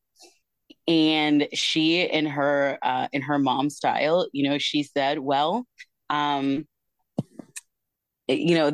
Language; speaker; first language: English; native; English